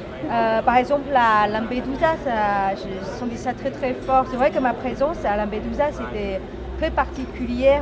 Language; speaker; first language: French; non-native, fluent; Chinese